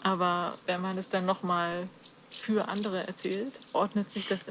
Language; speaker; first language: German; native; German